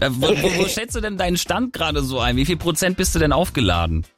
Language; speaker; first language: German; native; German